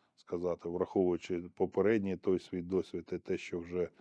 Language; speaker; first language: Ukrainian; native; Ukrainian